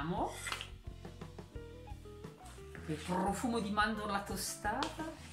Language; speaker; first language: Italian; native; Italian